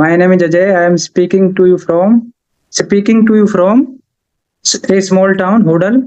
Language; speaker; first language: English; non-native, learner; Haryanvi